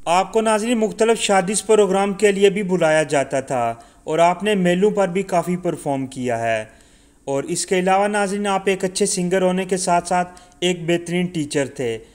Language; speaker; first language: Urdu; non-native, local second language; Punjabi